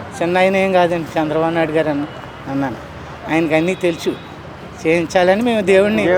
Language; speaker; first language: Telugu; native; Telugu